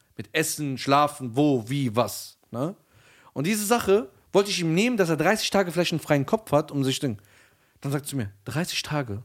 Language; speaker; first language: German; early bilingual, other home language; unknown